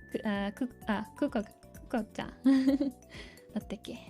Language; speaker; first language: Japanese; non-native, fluent; English